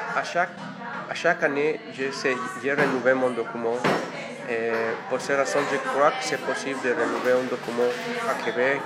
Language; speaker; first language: French; non-native, learner; Spanish